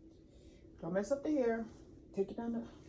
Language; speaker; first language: English; native; English